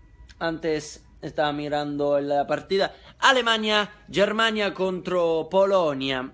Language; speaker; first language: Spanish; non-native, fluent; Italian